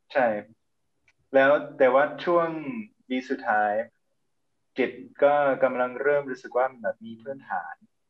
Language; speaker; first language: Thai; non-native, fluent; English